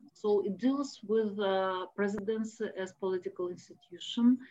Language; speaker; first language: English; non-native, fluent; Russian